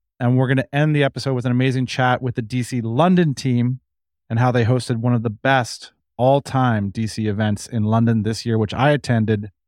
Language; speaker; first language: English; native; English